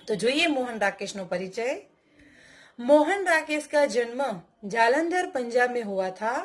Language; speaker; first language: Hindi; non-native, local second language; Gujarati